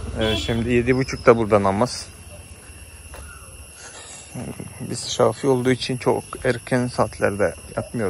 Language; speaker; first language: Turkish; non-native, fluent; Malayalam